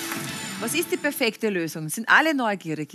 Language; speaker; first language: German; native; German